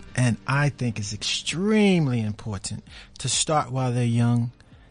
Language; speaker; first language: English; native; English